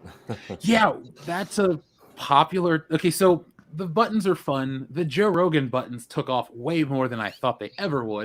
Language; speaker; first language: English; native; English